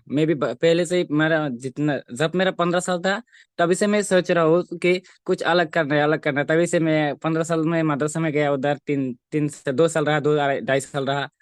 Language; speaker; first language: Hindi; non-native, local second language; Bangla